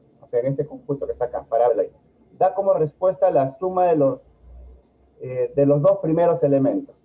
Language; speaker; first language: Spanish; native; Spanish